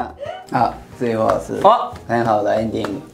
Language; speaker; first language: Chinese; non-native, learner; Japanese